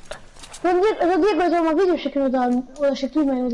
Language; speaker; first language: German; non-native, local second language; Luxembourgish